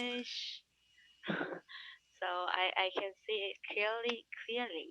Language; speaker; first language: English; non-native, learner; Vietnamese